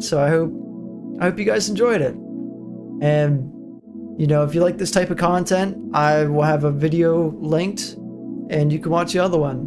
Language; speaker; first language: English; native; English